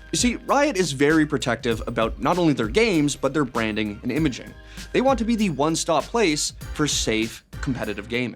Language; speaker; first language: English; native; English